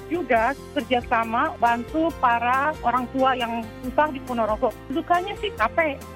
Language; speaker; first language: Indonesian; native; Indonesian